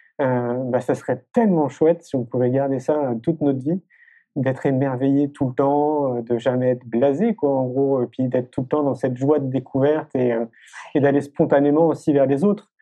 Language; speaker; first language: French; native; French